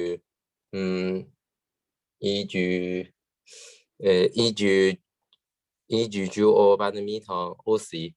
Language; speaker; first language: French; non-native, learner; Chinese